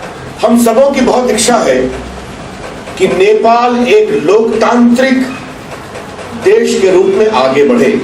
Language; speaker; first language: Hindi; native; Hindi